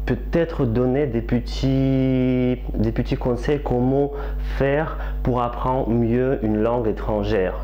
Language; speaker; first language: French; non-native, fluent; Russian